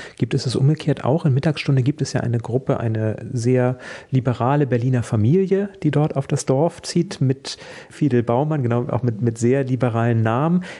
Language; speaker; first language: German; native; German